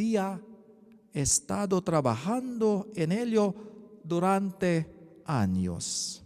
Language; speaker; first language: Spanish; non-native, learner; Filipino